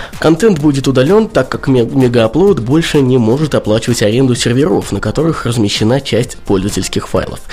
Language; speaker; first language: Russian; native; Russian